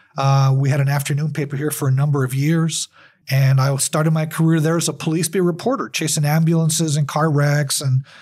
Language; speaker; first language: English; native; English